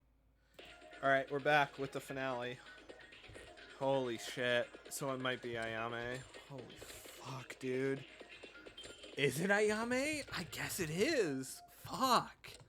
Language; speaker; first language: English; native; English